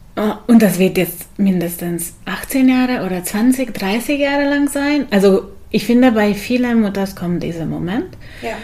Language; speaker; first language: German; non-native, fluent; Hungarian